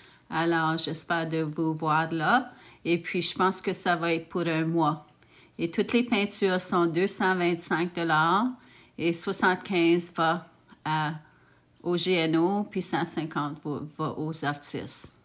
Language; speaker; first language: French; non-native, fluent; English